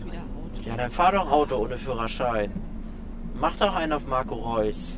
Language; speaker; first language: German; native; German